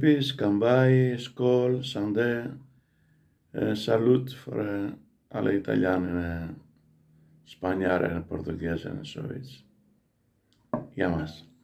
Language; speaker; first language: Dutch; non-native, learner; Greek